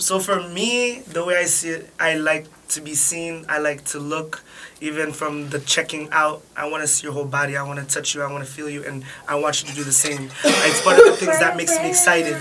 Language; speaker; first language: English; early bilingual, other home language; French